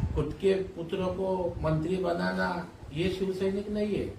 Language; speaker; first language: Hindi; non-native, local second language; Marathi